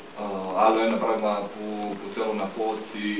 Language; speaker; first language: Greek; non-native, fluent; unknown